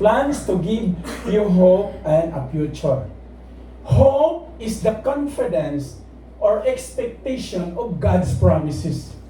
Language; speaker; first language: English; non-native, local second language; Filipino